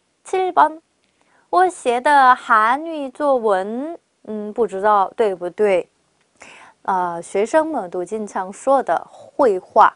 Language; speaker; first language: Chinese; non-native, fluent; Korean